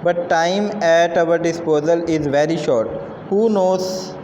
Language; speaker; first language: English; non-native, local second language; Punjabi